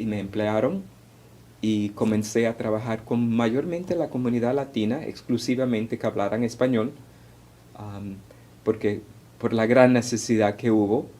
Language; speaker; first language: Spanish; early bilingual, heritage; Spanish